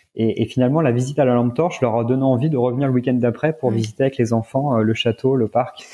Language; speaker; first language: French; native; French